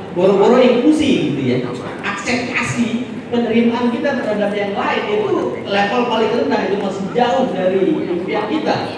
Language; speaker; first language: Indonesian; non-native, local second language; Madurese